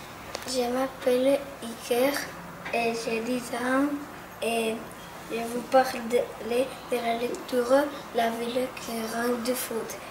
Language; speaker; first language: French; non-native, learner; Catalan